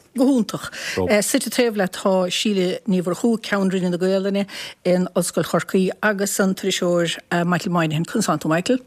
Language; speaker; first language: Irish; native; Irish